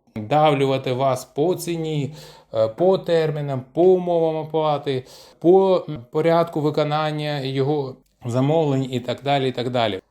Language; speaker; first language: Ukrainian; non-native, local second language; Russian